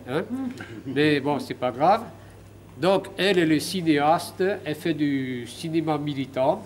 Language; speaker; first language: French; native; French